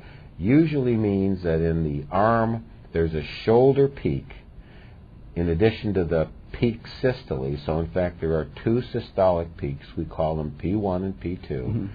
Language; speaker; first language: English; native; English